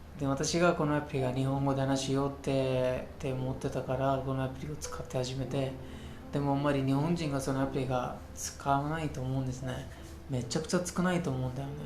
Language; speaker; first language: Japanese; non-native, fluent; Hindi